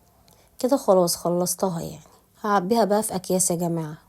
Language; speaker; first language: Arabic; native; Arabic